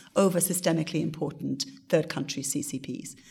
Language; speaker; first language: English; native; English